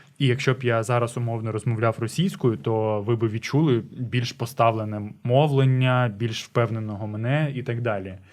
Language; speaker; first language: Ukrainian; non-native, local second language; Russian